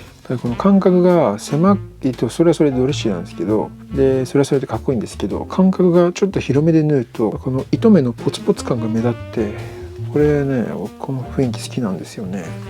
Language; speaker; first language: Japanese; native; Japanese